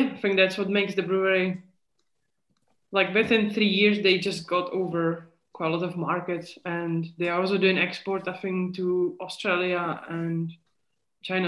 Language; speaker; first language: English; non-native, fluent; Czech